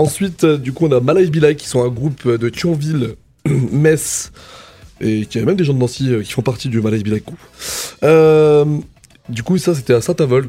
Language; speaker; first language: French; native; French